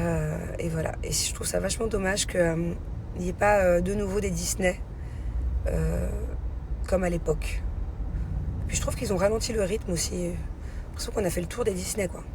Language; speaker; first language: French; native; French